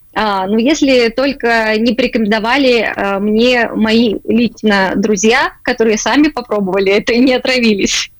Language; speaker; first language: Russian; native; Russian